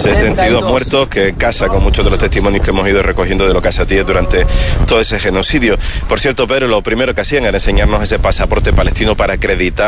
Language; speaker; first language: Spanish; native; Spanish